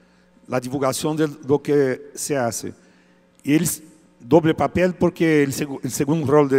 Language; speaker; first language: Spanish; non-native, fluent; Portuguese